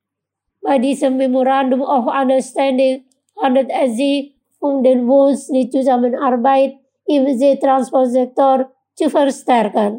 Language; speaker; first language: German; non-native, fluent; Indonesian